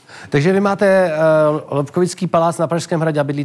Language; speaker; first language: Czech; native; Czech